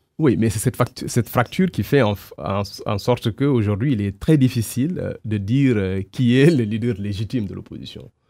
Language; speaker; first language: French; non-native, local second language; Wolof